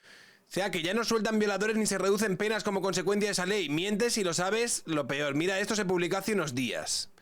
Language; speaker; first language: Spanish; native; Spanish